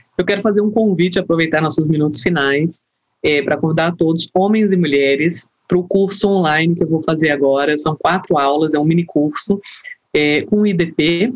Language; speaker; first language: Portuguese; native; Portuguese